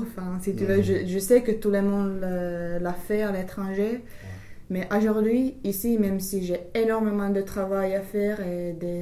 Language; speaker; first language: French; non-native, fluent; English